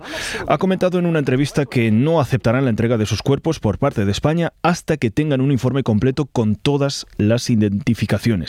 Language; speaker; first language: Spanish; native; Spanish